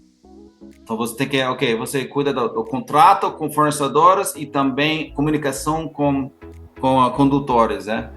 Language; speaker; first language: Portuguese; non-native, learner; English